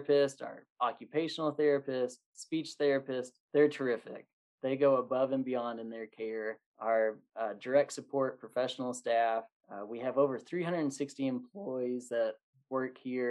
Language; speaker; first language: English; native; English